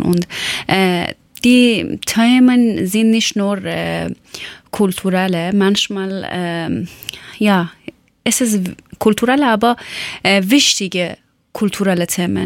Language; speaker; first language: German; non-native, fluent; Persian